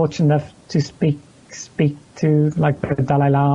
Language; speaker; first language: English; native; English